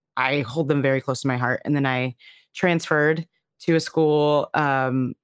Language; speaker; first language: English; native; English